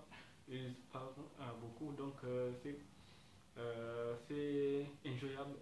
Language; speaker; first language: French; non-native, learner; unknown